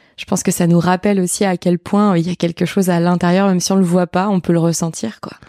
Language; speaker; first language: French; native; French